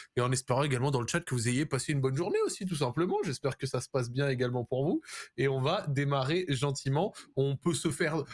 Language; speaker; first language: French; native; French